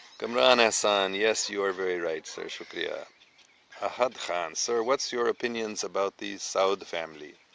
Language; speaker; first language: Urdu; non-native, local second language; English